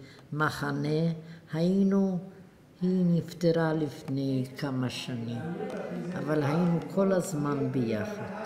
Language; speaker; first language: Hebrew; non-native, fluent; Yiddish